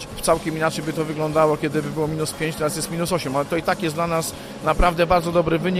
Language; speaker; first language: Polish; native; Polish